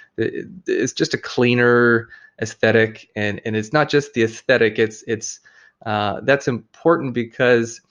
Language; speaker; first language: English; native; English